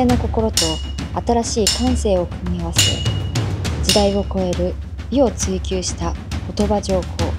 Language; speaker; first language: Japanese; native; Japanese